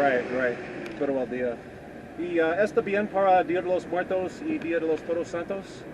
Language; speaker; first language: Spanish; non-native, learner; English